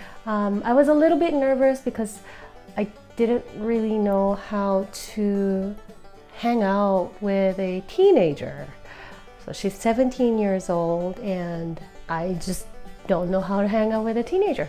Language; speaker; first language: English; non-native, fluent; Japanese